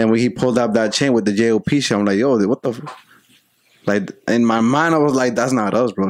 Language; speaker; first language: English; early bilingual, other home language; Spanish